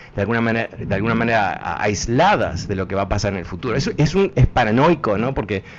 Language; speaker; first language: Spanish; early bilingual, heritage; Spanish